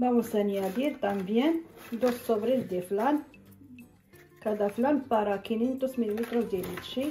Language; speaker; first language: Spanish; non-native, fluent; Arabic